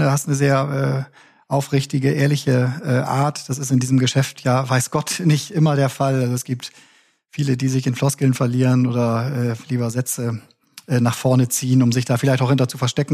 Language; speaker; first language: German; native; German